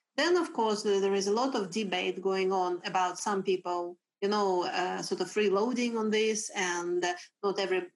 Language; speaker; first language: English; non-native, fluent; Russian